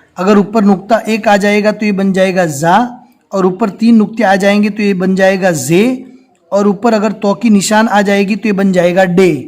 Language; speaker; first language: Hindi; native; Hindi